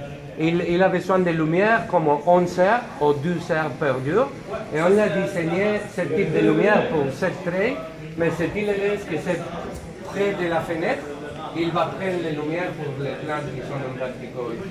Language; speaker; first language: French; non-native, learner; Spanish